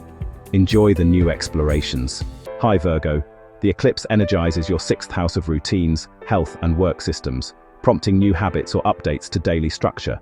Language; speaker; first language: English; native; English